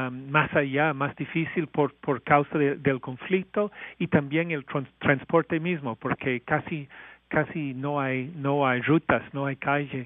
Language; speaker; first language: Spanish; non-native, fluent; English